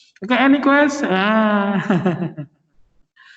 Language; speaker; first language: English; non-native, fluent; Indonesian